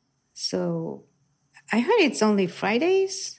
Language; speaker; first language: English; non-native, learner; Japanese